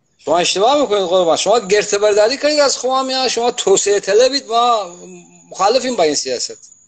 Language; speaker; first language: Persian; non-native, local second language; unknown